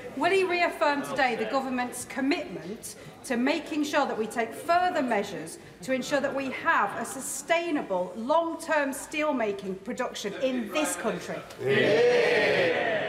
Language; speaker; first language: English; native; English